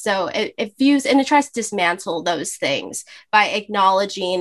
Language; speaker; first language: English; native; English